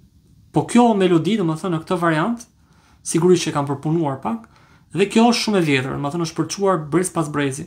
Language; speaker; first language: Albanian; native; Albanian